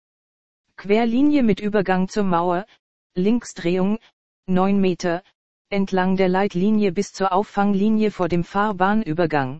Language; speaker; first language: German; native; German